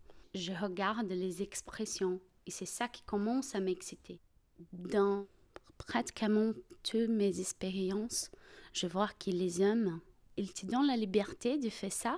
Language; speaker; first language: French; non-native, fluent; Portuguese